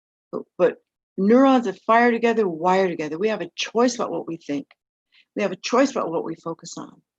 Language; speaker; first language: English; native; English